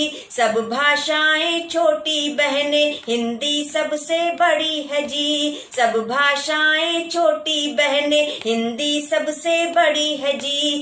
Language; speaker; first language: Hindi; native; Hindi